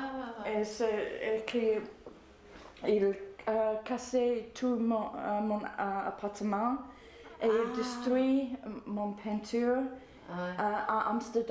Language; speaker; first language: French; non-native, learner; English